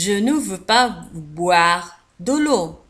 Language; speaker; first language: French; non-native, fluent; Arabic